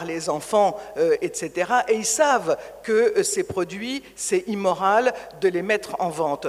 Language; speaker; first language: French; native; French